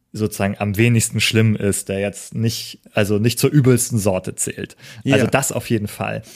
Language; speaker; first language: German; native; German